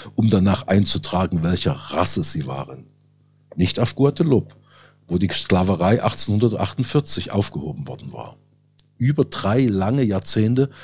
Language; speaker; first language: German; native; German